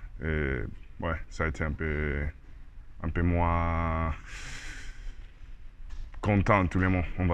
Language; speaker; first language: French; non-native, learner; Spanish